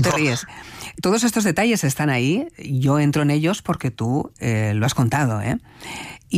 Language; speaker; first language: Spanish; native; Spanish